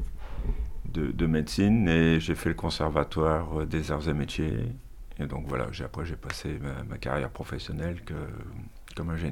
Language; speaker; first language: French; native; French